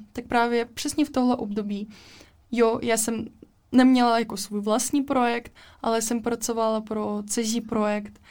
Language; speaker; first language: Czech; non-native, fluent; Russian